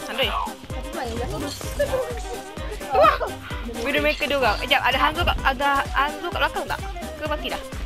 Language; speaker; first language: Malay; native; Malay